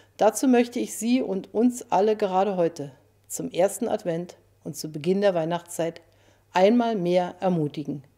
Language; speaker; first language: German; native; German